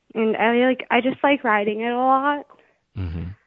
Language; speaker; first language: English; native; English